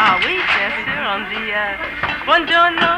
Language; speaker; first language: French; non-native, learner; English